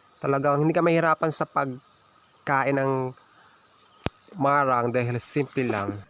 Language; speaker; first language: Filipino; native; Filipino